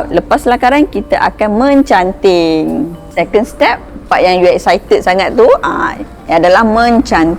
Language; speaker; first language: Malay; native; Malay